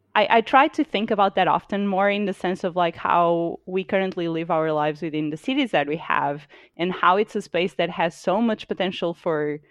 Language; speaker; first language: English; non-native, fluent; Portuguese